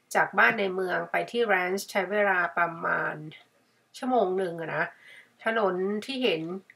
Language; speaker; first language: Thai; native; Thai